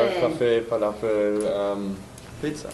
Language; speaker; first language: Hebrew; non-native, learner; German